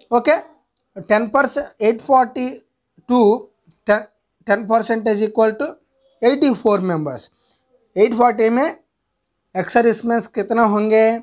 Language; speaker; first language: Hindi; non-native, local second language; Telugu